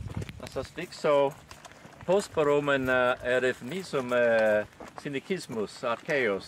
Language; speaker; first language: Greek; non-native, learner; English